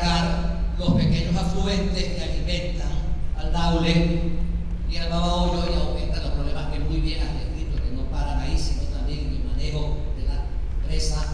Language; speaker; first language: Spanish; native; Spanish